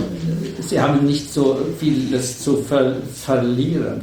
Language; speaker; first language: German; non-native, learner; Swedish